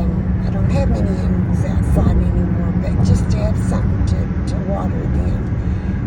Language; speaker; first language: English; native; English